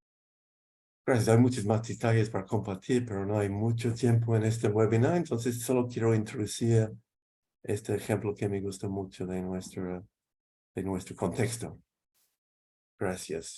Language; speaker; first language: Spanish; non-native, fluent; English